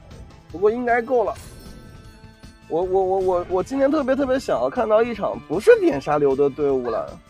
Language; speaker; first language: Chinese; native; Chinese